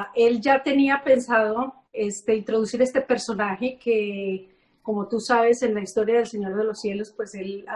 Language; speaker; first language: Spanish; native; Spanish